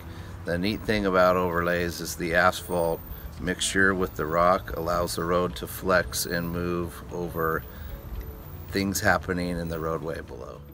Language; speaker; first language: English; native; English